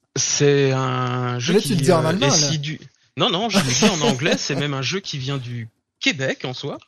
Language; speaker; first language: French; native; French